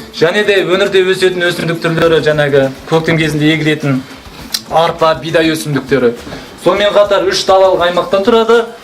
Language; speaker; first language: Kazakh; native; Kazakh